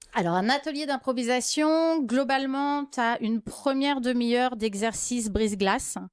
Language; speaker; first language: French; native; French